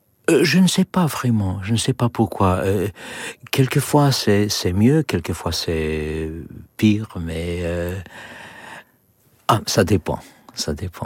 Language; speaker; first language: French; non-native, learner; English